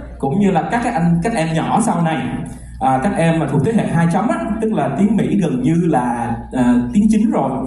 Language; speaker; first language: Vietnamese; early bilingual, heritage; Vietnamese